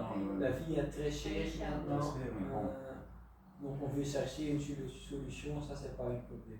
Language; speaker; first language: French; non-native, local second language; Dutch